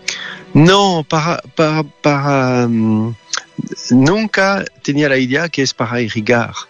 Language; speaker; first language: Spanish; non-native, fluent; French